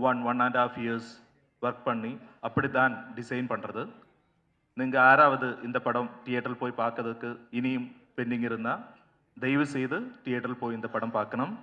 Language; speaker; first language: Tamil; non-native, learner; Malayalam